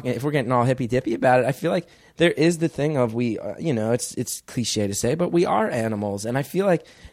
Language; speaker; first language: English; native; English